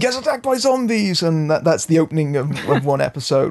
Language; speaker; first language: English; native; English